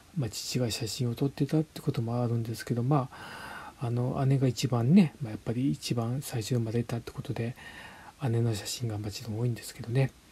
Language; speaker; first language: Japanese; native; Japanese